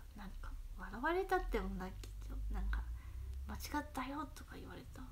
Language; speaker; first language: Japanese; non-native, fluent; Chinese